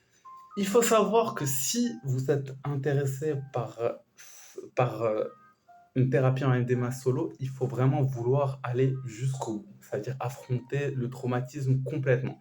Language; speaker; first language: French; native; French